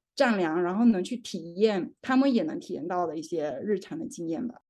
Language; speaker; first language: Chinese; native; Chinese